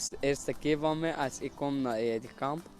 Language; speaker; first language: Dutch; non-native, learner; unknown